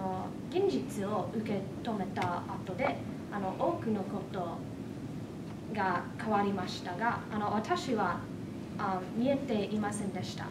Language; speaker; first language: Japanese; non-native, fluent; English